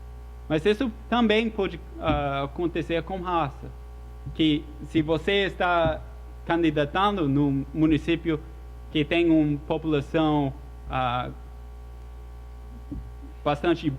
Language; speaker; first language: Portuguese; non-native, fluent; English